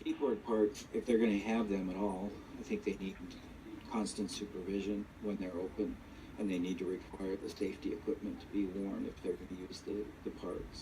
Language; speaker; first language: English; native; English